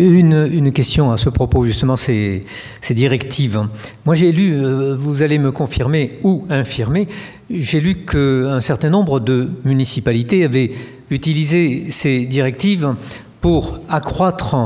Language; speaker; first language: French; native; French